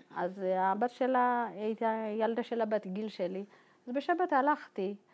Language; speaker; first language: Hebrew; non-native, fluent; Tigrinya